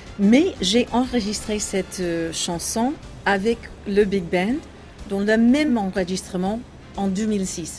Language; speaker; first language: French; non-native, learner; English